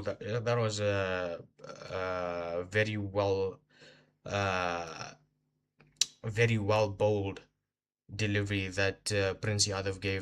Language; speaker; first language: English; non-native, local second language; Hindi